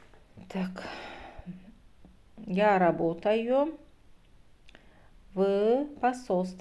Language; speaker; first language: Russian; non-native, fluent; Azerbaijani